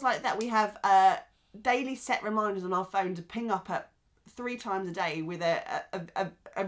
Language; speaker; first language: English; native; English